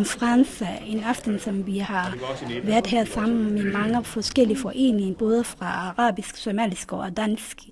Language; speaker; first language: Danish; non-native, fluent; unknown